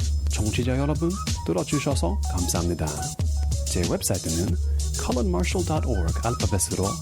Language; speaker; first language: Korean; non-native, learner; English